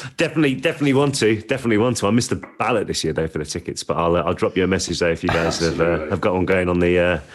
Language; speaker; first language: English; native; English